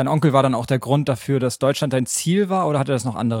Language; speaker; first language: German; native; German